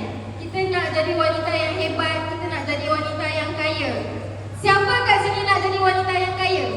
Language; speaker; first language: Malay; native; Malay